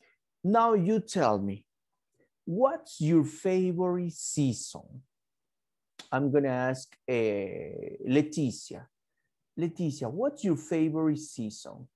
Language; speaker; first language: English; non-native, fluent; Spanish